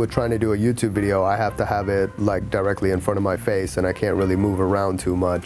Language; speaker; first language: English; native; English